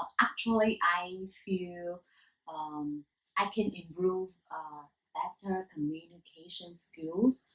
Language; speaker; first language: English; non-native, learner; Vietnamese